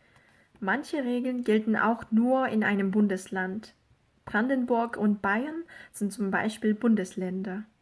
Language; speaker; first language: German; non-native, fluent; Korean